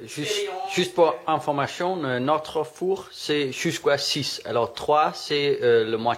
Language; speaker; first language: French; non-native, learner; Danish